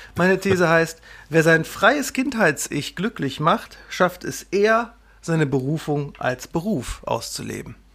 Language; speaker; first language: German; native; German